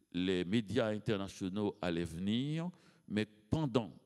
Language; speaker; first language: French; native; French